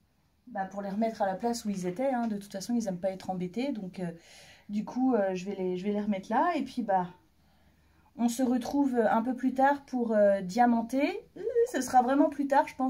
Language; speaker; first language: French; native; French